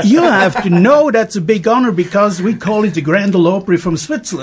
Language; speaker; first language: English; non-native, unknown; German